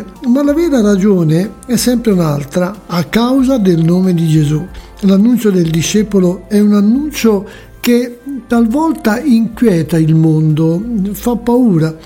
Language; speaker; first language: Italian; native; Italian